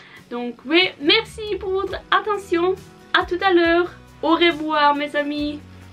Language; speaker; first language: French; non-native, learner; Norwegian